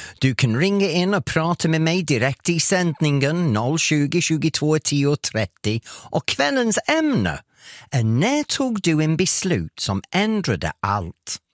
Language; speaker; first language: Swedish; non-native, fluent; English